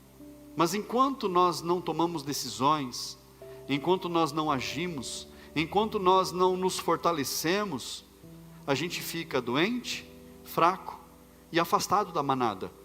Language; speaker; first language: Portuguese; native; Portuguese